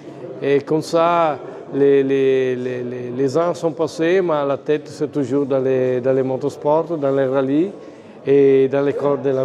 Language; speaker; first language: French; non-native, fluent; Italian